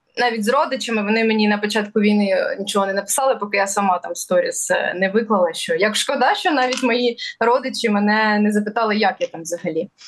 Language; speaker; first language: Ukrainian; early bilingual, other home language; Russian